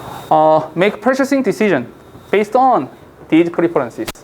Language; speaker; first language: English; non-native, fluent; Korean